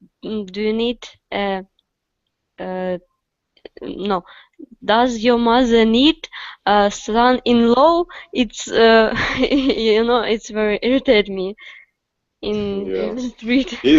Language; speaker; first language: English; non-native, learner; Russian